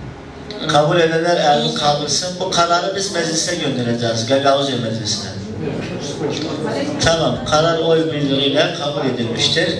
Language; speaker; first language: Turkish; native; Turkish